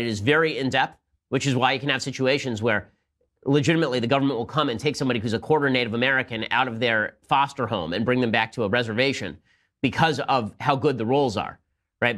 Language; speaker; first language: English; native; English